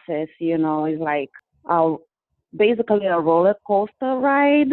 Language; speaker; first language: English; non-native, fluent; Portuguese